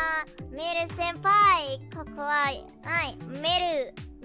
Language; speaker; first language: Japanese; non-native, learner; Indonesian